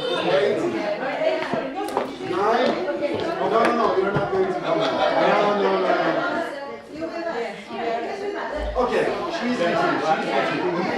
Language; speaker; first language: English; non-native, fluent; Turkish